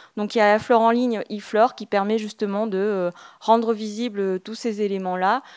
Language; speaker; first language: French; native; French